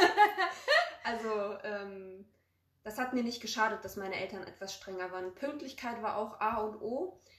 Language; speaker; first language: German; early bilingual, other home language; Polish